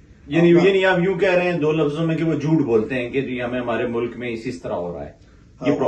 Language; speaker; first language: Hindi; native; Hindi